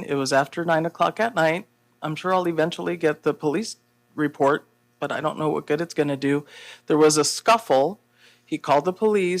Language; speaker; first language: English; native; English